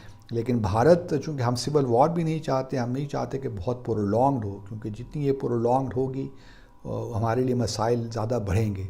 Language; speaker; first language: Urdu; native; Urdu